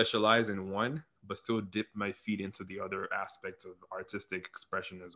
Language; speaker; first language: English; non-native, local second language; Yoruba